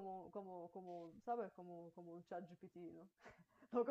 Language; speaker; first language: Spanish; non-native, fluent; Bulgarian